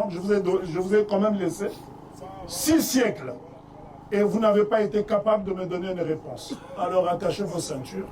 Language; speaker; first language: French; non-native, local second language; Kongo